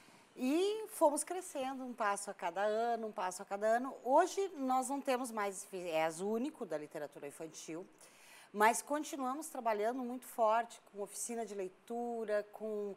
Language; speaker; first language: Portuguese; native; Portuguese